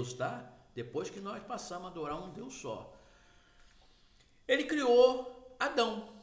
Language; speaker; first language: Portuguese; native; Portuguese